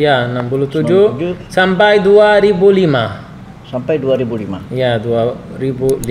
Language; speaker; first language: Indonesian; non-native, learner; Arabic